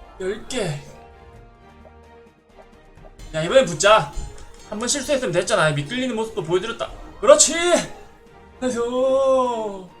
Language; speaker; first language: Korean; native; Korean